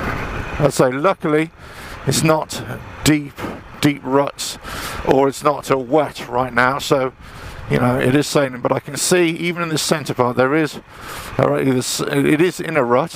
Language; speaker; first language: English; native; English